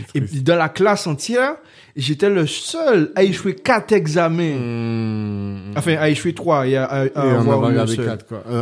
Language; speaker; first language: French; early bilingual, other home language; Haitian Creole